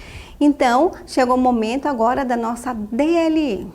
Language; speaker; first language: Portuguese; native; Portuguese